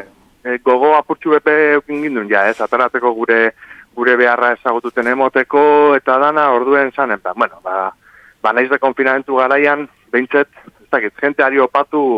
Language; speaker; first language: Basque; native; Basque